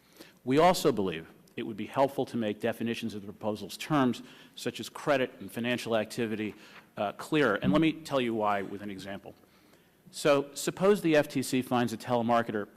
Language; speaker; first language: English; native; English